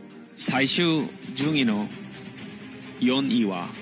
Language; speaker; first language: Japanese; non-native, learner; Korean